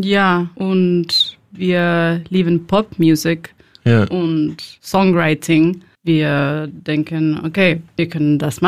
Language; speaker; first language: German; non-native, learner; Spanish